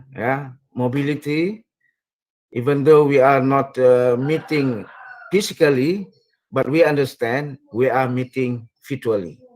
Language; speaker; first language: English; non-native, fluent; Indonesian